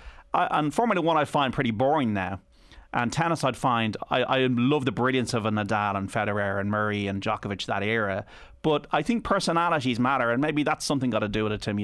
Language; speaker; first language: English; native; English